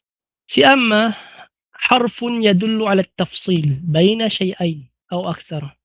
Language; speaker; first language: Arabic; non-native, fluent; Filipino